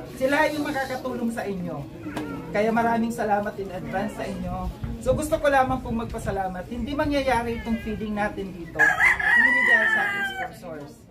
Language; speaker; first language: Filipino; non-native, local second language; Waray